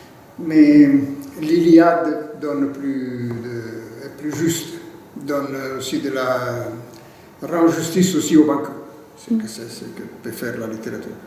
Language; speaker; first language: French; non-native, fluent; Italian